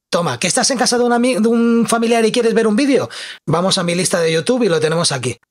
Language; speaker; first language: Spanish; native; Spanish